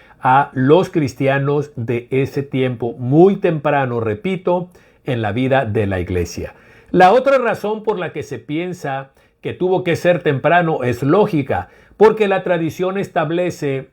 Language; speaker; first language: Spanish; native; Spanish